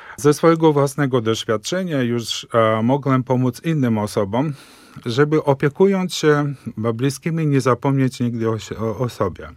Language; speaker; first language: Polish; early bilingual, heritage; Polish